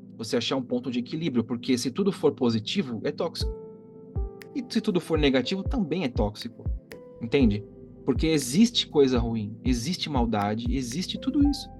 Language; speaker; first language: Portuguese; native; Portuguese